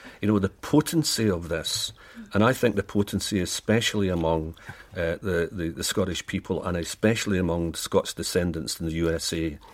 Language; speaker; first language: English; native; English